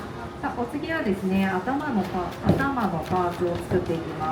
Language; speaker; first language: Japanese; native; Japanese